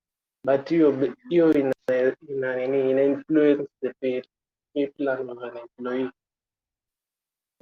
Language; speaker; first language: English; non-native, local second language; Swahili